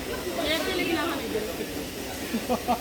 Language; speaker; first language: Hindi; non-native, local second language; Maithili